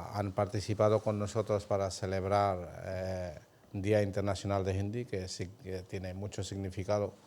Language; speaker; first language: Spanish; non-native, fluent; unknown